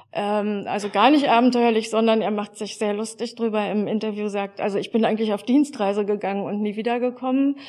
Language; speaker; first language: German; native; German